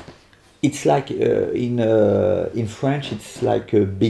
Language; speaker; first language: English; non-native, learner; French